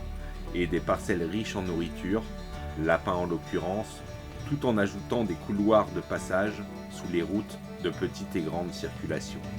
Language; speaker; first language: French; native; French